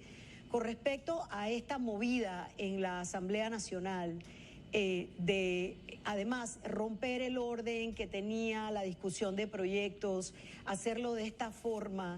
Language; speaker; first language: Spanish; native; Spanish